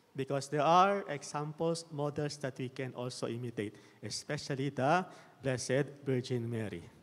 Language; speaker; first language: English; non-native, local second language; Filipino